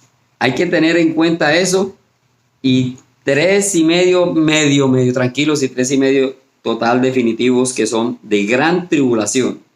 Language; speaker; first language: Spanish; native; Spanish